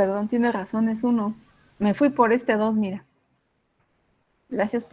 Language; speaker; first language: Spanish; native; Spanish